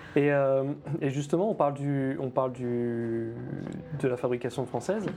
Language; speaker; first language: French; native; French